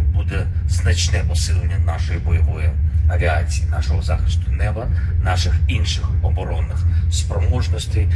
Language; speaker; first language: Ukrainian; non-native, local second language; Russian